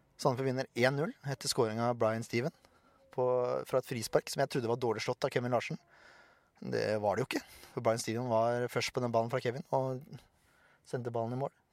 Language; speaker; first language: Norwegian; native; Norwegian